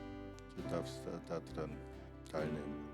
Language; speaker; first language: German; non-native, fluent; Portuguese